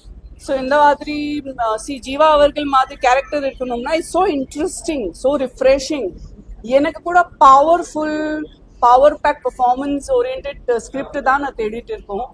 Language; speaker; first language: Tamil; non-native, fluent; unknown